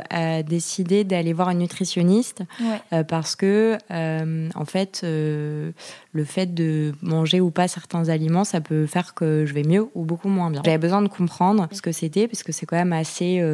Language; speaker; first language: French; native; French